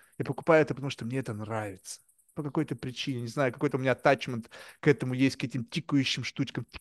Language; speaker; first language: Russian; native; Russian